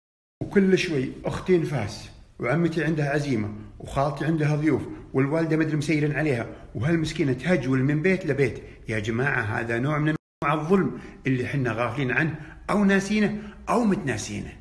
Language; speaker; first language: Arabic; native; Arabic